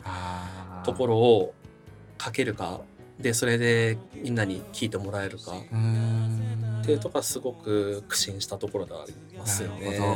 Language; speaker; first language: Japanese; native; Japanese